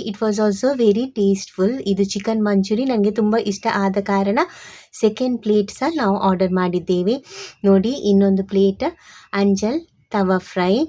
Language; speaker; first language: Kannada; non-native, local second language; Tulu